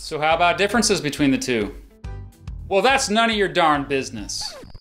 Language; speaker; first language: English; native; English